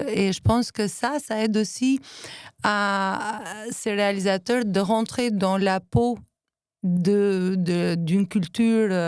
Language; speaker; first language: French; non-native, fluent; Albanian